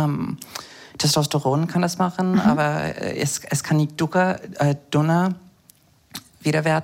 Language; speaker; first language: German; non-native, fluent; English